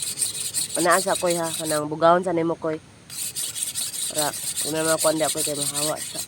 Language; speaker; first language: Filipino; non-native, local second language; Cebuano